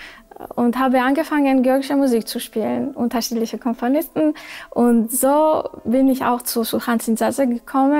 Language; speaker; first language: German; non-native, fluent; Georgian